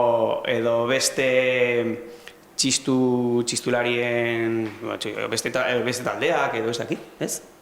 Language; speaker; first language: Basque; non-native, local second language; Spanish